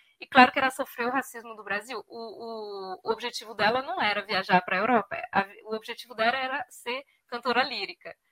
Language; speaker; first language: Portuguese; early bilingual, heritage; Portuguese